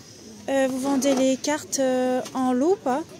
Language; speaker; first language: French; native; French